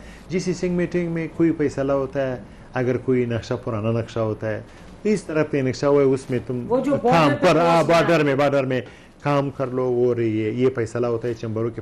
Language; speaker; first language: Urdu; non-native, learner; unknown